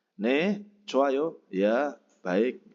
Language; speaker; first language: Korean; non-native, fluent; Indonesian